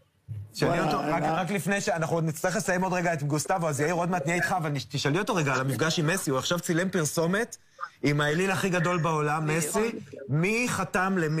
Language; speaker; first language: Hebrew; native; Hebrew